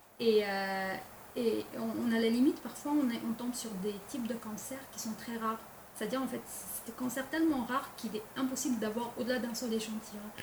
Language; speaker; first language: French; non-native, local second language; Arabic